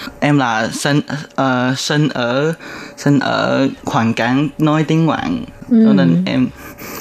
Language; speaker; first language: Vietnamese; non-native, learner; Chinese